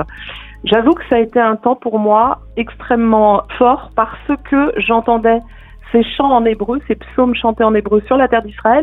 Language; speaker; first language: French; native; French